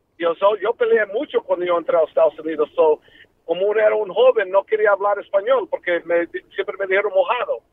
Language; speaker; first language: Spanish; early bilingual, heritage; Spanish